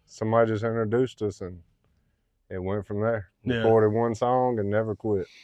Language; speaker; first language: English; native; English